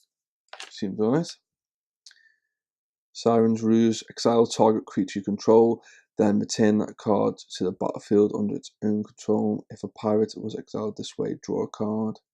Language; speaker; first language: English; native; English